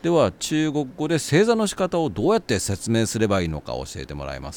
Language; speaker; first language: Japanese; native; Japanese